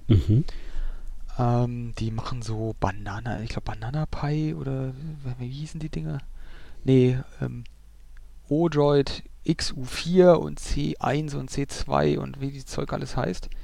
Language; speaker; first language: German; native; German